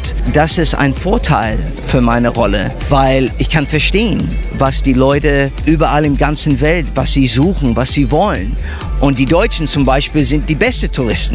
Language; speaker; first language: German; early bilingual, heritage; English